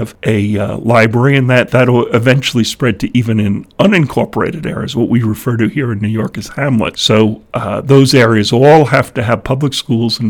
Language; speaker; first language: English; native; English